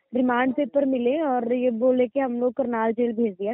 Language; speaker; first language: Hindi; native; Hindi